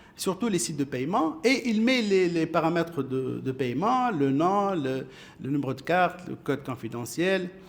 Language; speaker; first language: French; non-native, local second language; Arabic